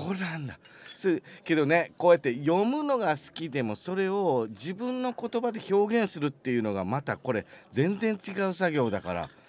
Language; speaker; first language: Japanese; native; Japanese